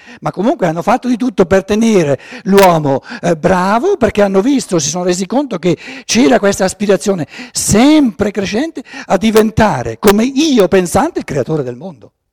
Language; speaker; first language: Italian; non-native, fluent; German